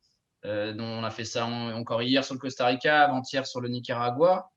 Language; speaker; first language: French; native; French